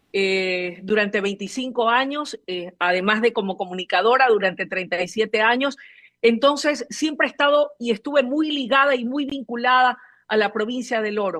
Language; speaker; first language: Spanish; native; Spanish